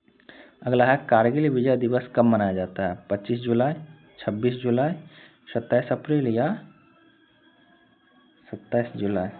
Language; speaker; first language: Hindi; native; Hindi